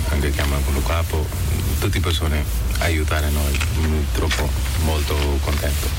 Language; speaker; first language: Italian; non-native, learner; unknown